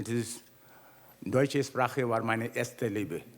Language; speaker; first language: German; non-native, learner; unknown